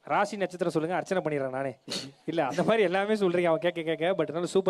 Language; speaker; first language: Tamil; native; Tamil